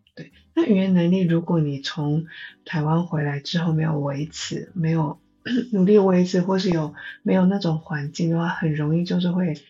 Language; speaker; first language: Chinese; non-native, fluent; Japanese